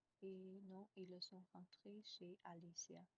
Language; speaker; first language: French; non-native, learner; Chinese